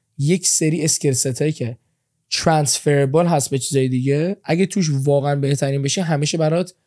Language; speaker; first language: Persian; early bilingual, heritage; Persian